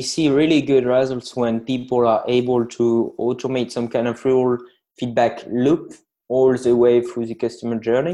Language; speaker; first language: English; non-native, fluent; French